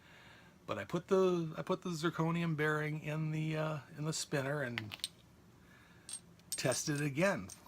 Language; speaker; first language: English; native; English